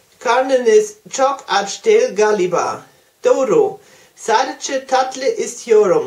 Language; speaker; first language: Turkish; non-native, learner; German